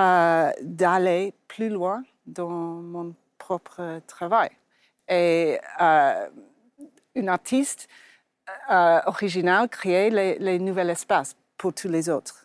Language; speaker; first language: French; non-native, fluent; English